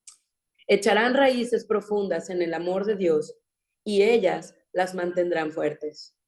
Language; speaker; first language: Spanish; native; Spanish